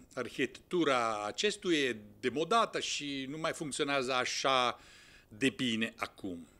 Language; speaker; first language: Romanian; non-native, fluent; Italian